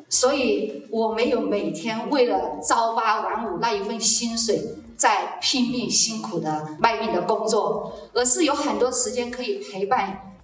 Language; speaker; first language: Chinese; native; Chinese